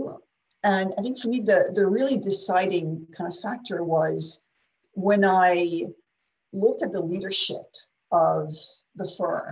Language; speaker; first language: English; non-native, fluent; French